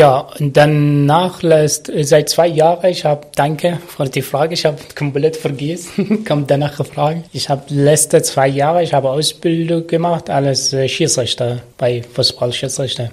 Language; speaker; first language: German; non-native, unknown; Arabic